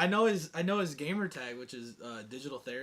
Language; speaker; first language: English; native; English